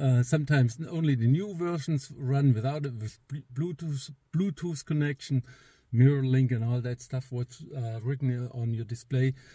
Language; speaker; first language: English; non-native, fluent; German